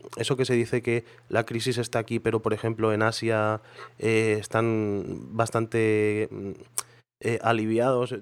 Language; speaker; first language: Spanish; non-native, local second language; Catalan